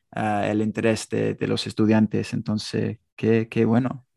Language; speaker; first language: Spanish; non-native, fluent; English